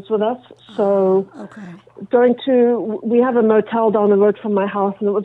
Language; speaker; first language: English; native; English